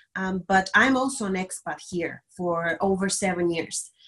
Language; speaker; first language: English; non-native, fluent; Bulgarian